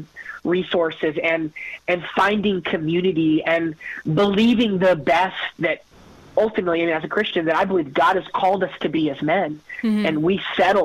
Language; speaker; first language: English; native; English